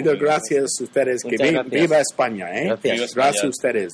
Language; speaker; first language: Spanish; non-native, fluent; English